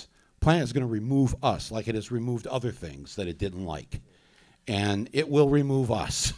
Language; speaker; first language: English; native; English